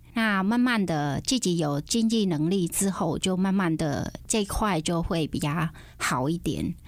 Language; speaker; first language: Chinese; non-native, fluent; Khmer